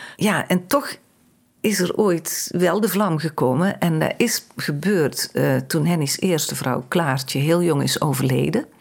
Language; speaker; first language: Dutch; native; Dutch